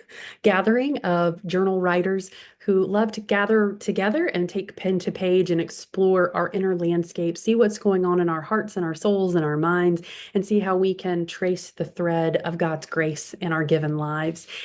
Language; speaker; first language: English; native; English